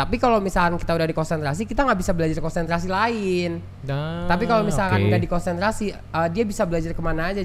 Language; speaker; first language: Indonesian; native; Indonesian